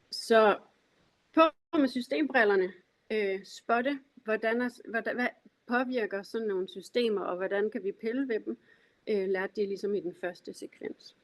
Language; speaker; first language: Danish; native; Danish